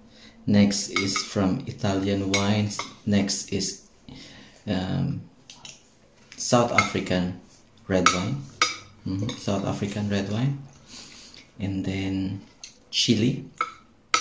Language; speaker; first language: English; non-native, learner; Filipino